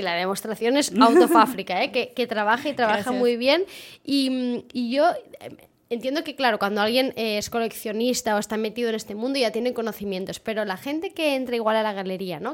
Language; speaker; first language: Spanish; non-native, local second language; Catalan